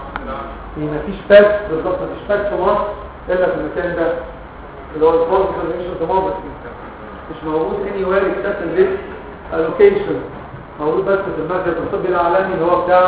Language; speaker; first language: Arabic; native; Arabic